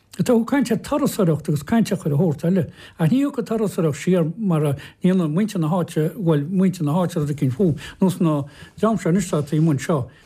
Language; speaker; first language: Irish; native; Irish